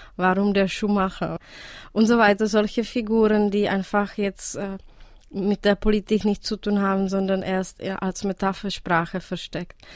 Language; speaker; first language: German; non-native, fluent; Czech